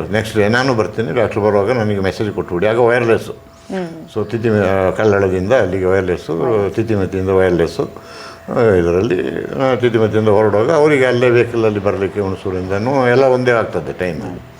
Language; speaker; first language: Kannada; non-native, local second language; Kodava